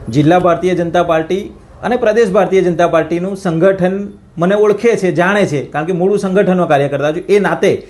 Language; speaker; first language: Gujarati; native; Gujarati